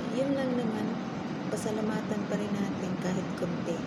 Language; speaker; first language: Filipino; non-native, local second language; Cebuano